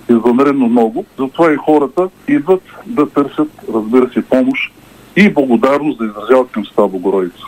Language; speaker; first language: Bulgarian; native; Bulgarian